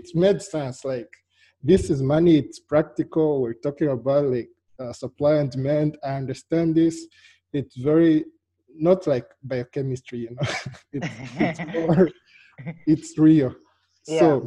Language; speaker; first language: English; non-native, local second language; Kinyarwanda